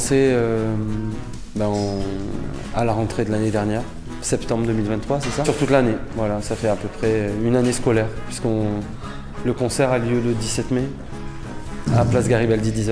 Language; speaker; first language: French; native; French